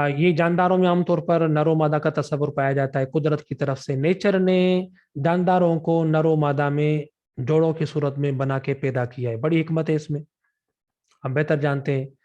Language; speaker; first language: Urdu; non-native, local second language; Sindhi